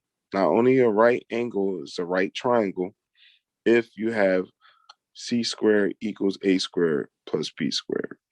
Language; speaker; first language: English; native; English